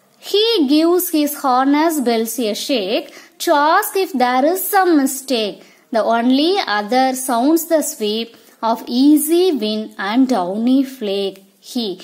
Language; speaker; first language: English; non-native, local second language; Tamil